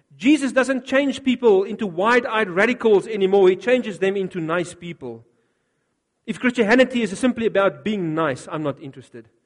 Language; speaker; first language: English; non-native, local second language; Afrikaans